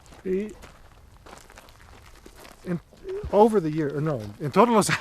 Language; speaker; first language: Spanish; non-native, learner; English